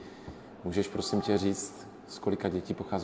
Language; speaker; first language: Czech; native; Czech